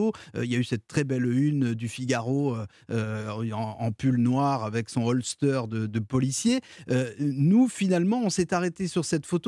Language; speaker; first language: French; native; French